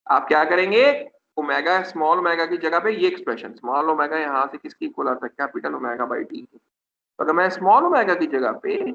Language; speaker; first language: Urdu; non-native, local second language; Punjabi